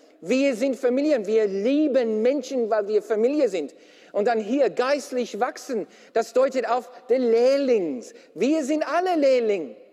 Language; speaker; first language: German; non-native, fluent; English